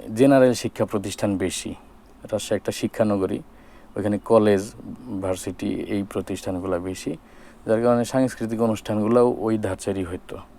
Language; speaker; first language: Bangla; native; Bangla